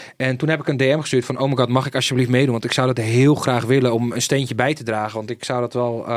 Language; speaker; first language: Dutch; early bilingual, other home language; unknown